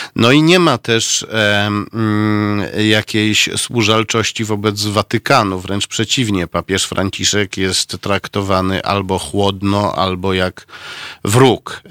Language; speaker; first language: Polish; native; Polish